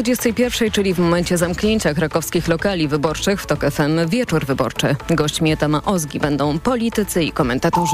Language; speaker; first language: Polish; native; Polish